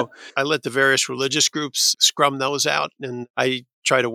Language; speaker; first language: English; native; English